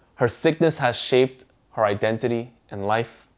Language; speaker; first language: English; early bilingual, other home language; Korean